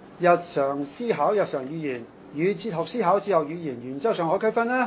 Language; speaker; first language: Chinese; non-native, local second language; Cantonese